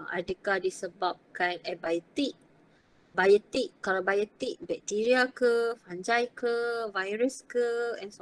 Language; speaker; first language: Malay; native; Malay